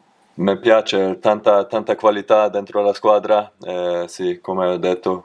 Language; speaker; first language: Italian; non-native, learner; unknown